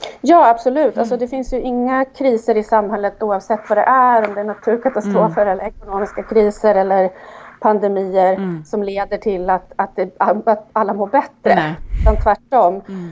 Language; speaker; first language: Swedish; native; Swedish